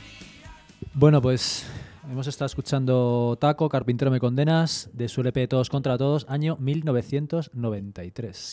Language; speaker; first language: Spanish; native; Spanish